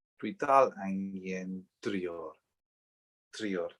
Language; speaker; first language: Welsh; non-native, learner; English